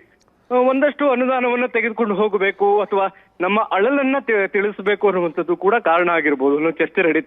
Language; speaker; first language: Kannada; native; Kannada